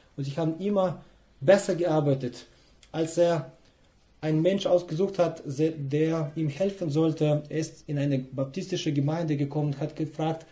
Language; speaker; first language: German; non-native, fluent; Russian